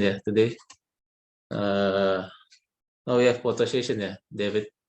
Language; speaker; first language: English; non-native, learner; Indonesian